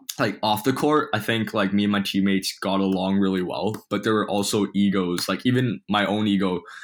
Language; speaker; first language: English; early bilingual, other home language; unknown